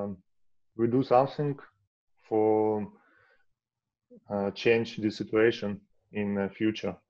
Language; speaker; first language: English; non-native, learner; Russian